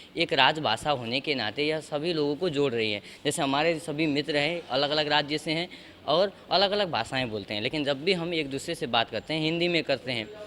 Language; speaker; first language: Hindi; non-native, local second language; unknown